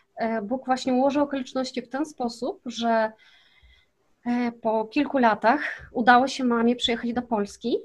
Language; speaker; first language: Polish; early bilingual, heritage; Kazakh